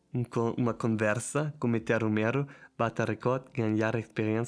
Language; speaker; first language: Portuguese; non-native, learner; German